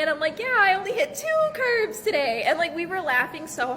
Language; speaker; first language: English; native; English